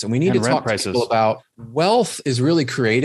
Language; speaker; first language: English; native; English